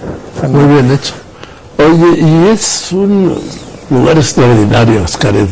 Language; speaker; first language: Spanish; native; Spanish